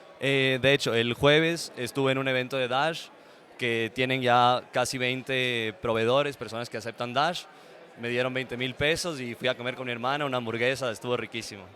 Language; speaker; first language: Spanish; native; Spanish